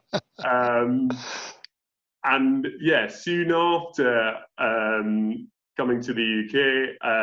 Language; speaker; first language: English; native; English